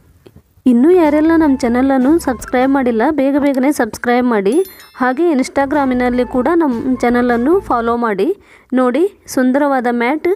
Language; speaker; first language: Kannada; native; Kannada